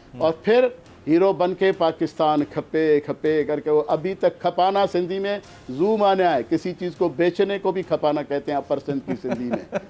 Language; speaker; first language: Urdu; non-native, local second language; Sindhi